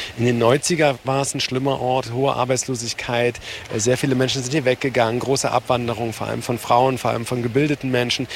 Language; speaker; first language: German; native; German